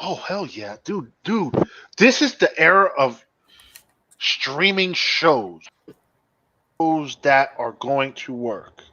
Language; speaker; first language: English; native; English